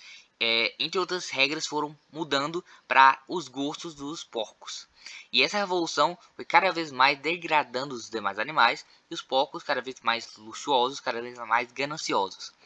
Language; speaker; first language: Portuguese; native; Portuguese